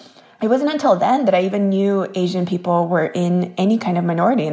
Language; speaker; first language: English; early bilingual, other home language; Korean